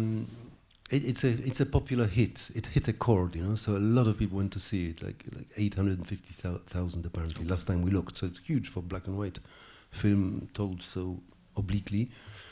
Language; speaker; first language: English; non-native, fluent; Polish